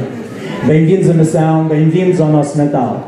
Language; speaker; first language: Portuguese; native; Portuguese